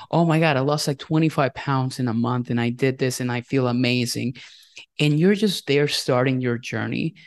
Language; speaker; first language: English; non-native, fluent; Spanish